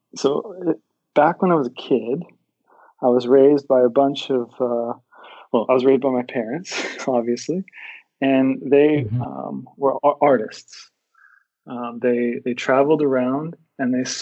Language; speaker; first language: English; native; English